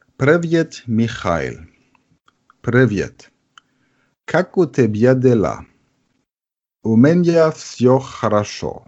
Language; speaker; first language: Russian; non-native, learner; German